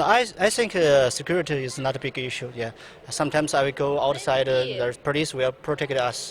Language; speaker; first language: English; non-native, learner; Chinese